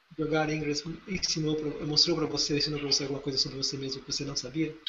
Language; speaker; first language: Portuguese; native; Portuguese